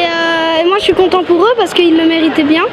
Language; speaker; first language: French; native; French